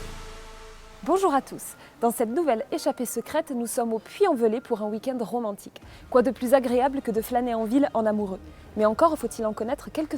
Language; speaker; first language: French; native; French